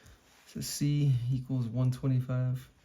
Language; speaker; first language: English; native; English